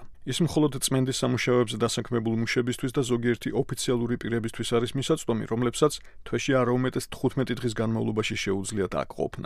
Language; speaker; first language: Georgian; native; Georgian